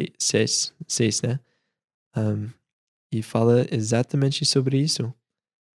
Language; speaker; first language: Portuguese; non-native, fluent; English